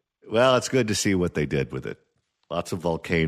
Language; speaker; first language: English; native; English